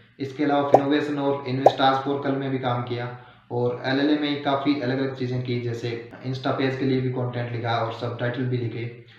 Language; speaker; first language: Hindi; native; Hindi